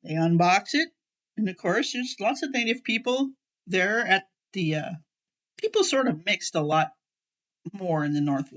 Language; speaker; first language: English; native; English